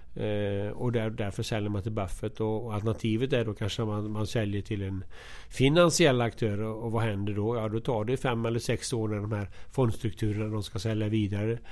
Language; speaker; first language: Swedish; native; Swedish